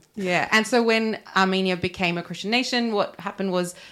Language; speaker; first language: English; non-native, local second language; Armenian